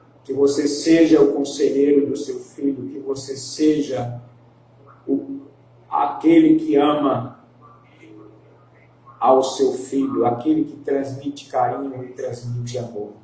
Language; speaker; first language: Portuguese; native; Portuguese